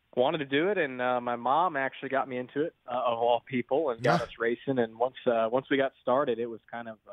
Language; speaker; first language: English; native; English